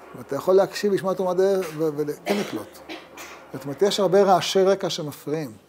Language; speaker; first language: Hebrew; native; Hebrew